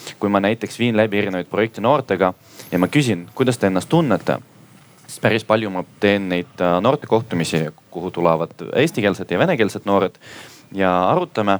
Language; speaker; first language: Estonian; non-native, local second language; Russian